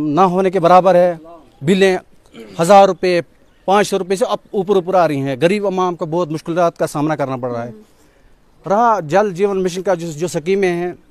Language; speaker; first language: Hindi; non-native, local second language; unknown